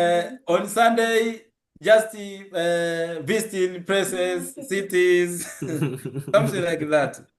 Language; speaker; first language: English; non-native, local second language; Swahili